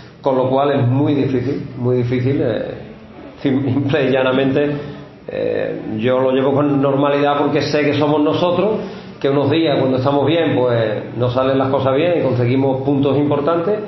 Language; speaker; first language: Spanish; native; Spanish